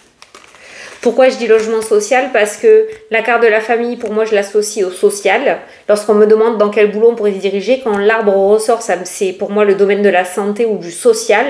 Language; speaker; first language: French; native; French